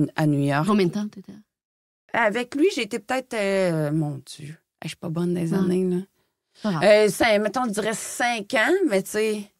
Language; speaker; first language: French; native; French